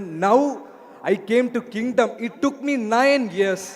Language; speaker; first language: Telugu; non-native, learner; Malayalam